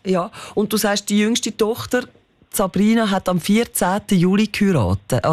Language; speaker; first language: German; native; German